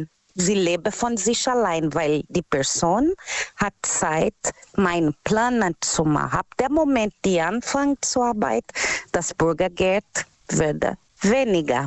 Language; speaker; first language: German; non-native, fluent; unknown